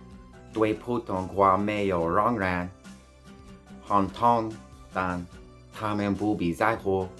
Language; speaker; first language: Chinese; non-native, learner; English